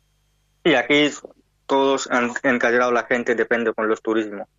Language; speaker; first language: Spanish; non-native, learner; Hindi